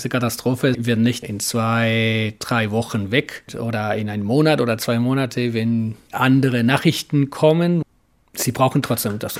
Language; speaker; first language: German; non-native, fluent; Spanish